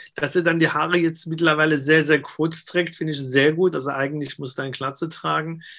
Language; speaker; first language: German; non-native, fluent; Persian